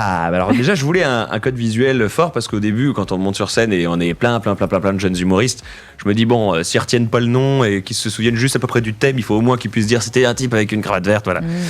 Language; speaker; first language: French; native; French